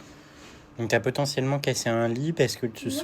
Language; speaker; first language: French; native; French